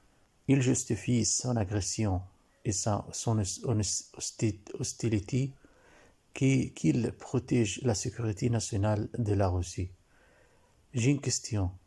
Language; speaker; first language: French; non-native, learner; Arabic